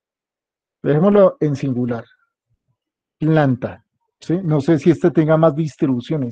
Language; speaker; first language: Spanish; native; Spanish